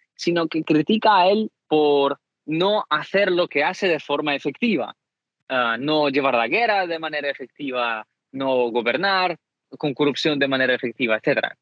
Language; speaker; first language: Spanish; non-native, fluent; Ukrainian